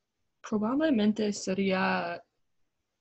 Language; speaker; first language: Spanish; non-native, learner; English